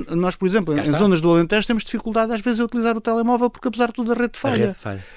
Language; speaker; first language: Portuguese; native; Portuguese